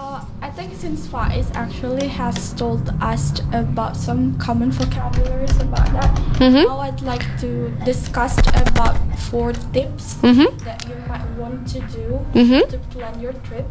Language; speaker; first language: English; non-native, fluent; Indonesian